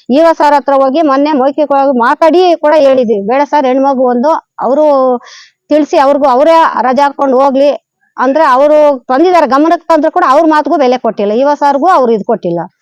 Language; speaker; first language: Kannada; native; Kannada